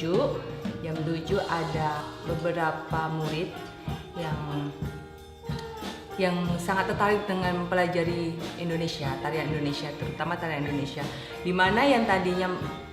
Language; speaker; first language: Indonesian; native; Indonesian